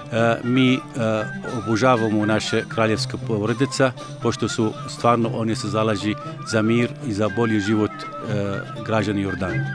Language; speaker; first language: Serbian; non-native, learner; Arabic